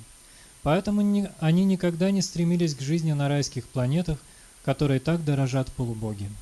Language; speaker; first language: Russian; native; Russian